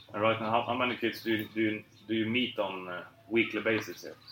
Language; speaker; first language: English; non-native, fluent; Swedish